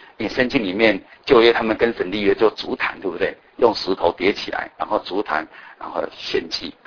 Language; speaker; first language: Chinese; native; Chinese